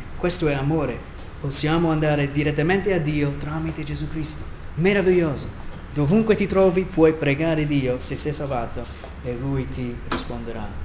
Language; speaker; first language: Italian; non-native, fluent; English